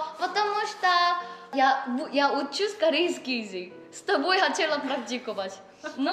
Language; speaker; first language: Russian; non-native, learner; Korean